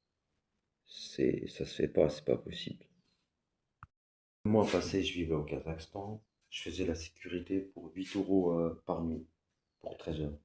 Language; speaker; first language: French; native; French